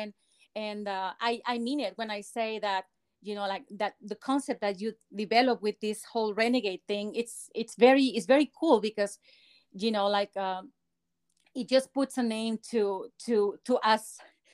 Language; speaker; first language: English; non-native, fluent; Spanish